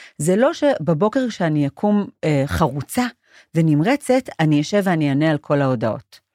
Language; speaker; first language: Hebrew; non-native, fluent; English